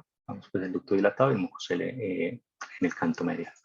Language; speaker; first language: Spanish; native; Spanish